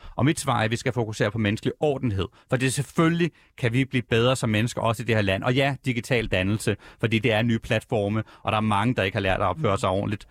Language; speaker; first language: Danish; native; Danish